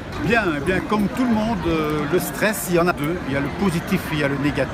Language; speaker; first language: French; native; French